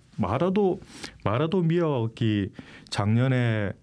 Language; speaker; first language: Korean; native; Korean